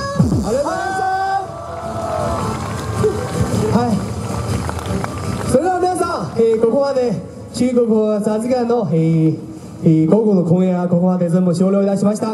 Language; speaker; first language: Japanese; non-native, fluent; Chinese